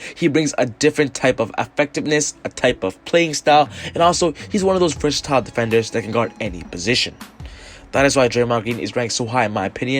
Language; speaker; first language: English; native; English